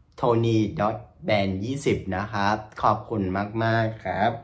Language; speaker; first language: Thai; non-native, fluent; Vietnamese